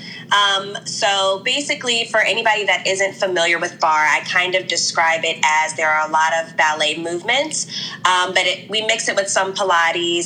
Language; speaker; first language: English; native; English